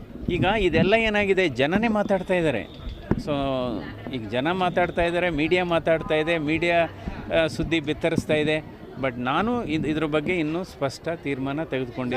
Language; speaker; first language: Kannada; native; Kannada